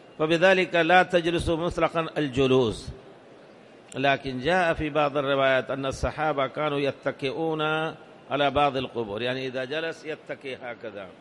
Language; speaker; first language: Arabic; non-native, fluent; Urdu